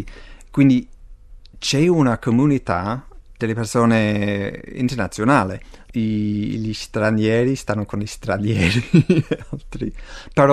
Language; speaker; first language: Italian; non-native, fluent; English